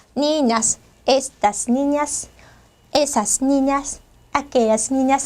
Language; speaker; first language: Spanish; non-native, fluent; Korean